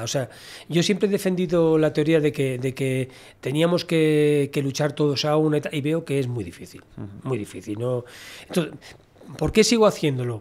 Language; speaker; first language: Spanish; native; Spanish